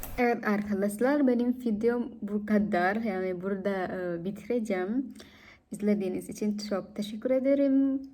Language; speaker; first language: Turkish; non-native, fluent; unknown